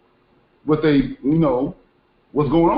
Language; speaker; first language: English; native; English